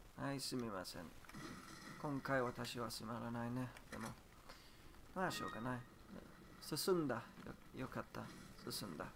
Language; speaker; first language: Japanese; non-native, learner; English